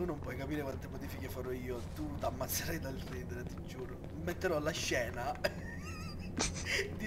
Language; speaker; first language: Italian; native; Italian